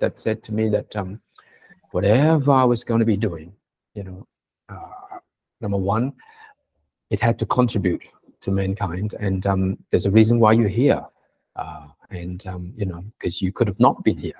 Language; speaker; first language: English; early bilingual, other home language; Vietnamese